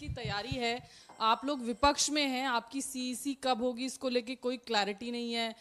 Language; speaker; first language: Hindi; native; Hindi